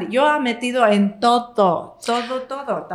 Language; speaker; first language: Spanish; non-native, fluent; English